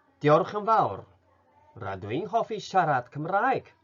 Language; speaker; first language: Welsh; non-native, fluent; Japanese